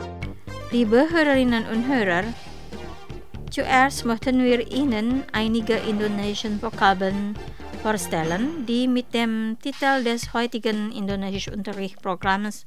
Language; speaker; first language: German; non-native, learner; Indonesian